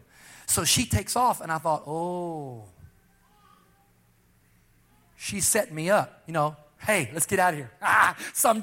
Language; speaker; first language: English; native; English